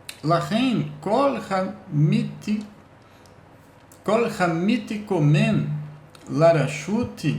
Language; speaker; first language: Hebrew; non-native, learner; Portuguese